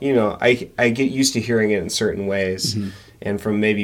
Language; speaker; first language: English; native; English